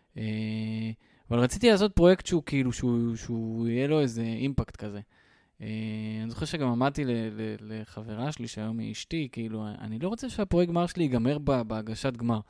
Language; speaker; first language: Hebrew; native; Hebrew